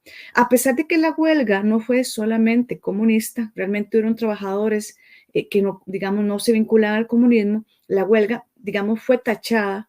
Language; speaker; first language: Spanish; native; Spanish